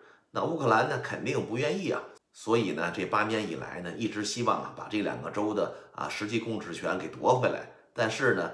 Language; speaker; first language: Chinese; native; Chinese